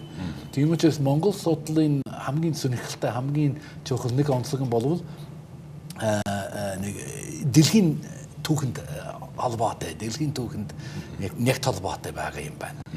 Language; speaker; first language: Mongolian; non-native, fluent; English